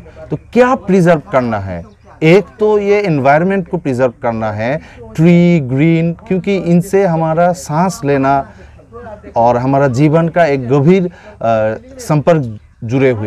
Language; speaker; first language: Hindi; non-native, fluent; Bangla